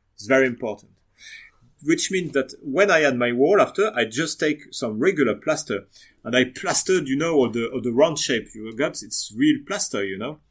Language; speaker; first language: English; non-native, fluent; French